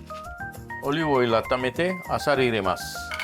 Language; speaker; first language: Japanese; non-native, fluent; Italian